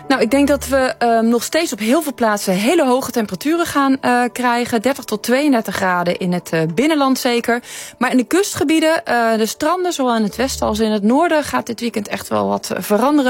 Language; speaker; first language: Dutch; native; Dutch